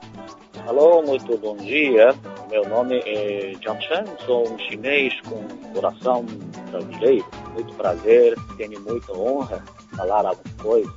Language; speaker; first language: Portuguese; non-native, fluent; Chinese